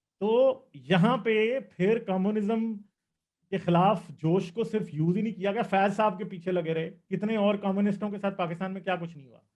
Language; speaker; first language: Urdu; non-native, local second language; Punjabi